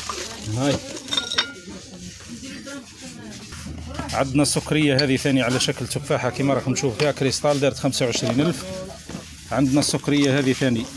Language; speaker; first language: Arabic; native; Arabic